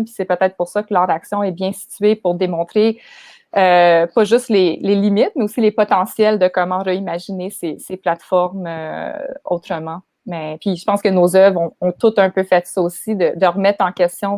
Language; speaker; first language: French; native; French